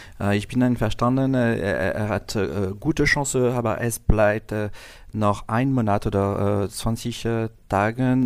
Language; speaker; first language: German; non-native, learner; French